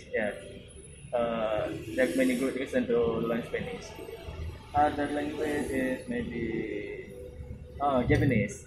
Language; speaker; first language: English; non-native, learner; Indonesian